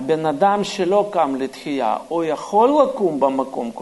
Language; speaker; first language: Hebrew; non-native, fluent; Russian